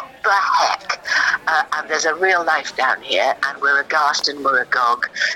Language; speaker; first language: English; native; English